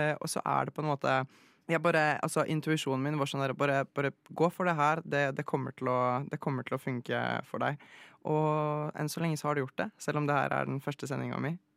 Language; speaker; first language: Norwegian; early bilingual, other home language; Polish